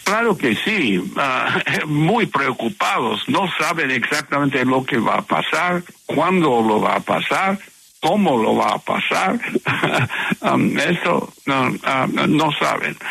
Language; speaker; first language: Spanish; non-native, fluent; English